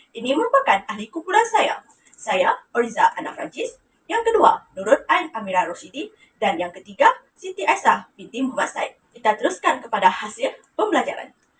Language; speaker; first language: Malay; non-native, local second language; Iban